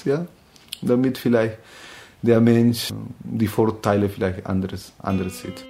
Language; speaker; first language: German; non-native, fluent; Spanish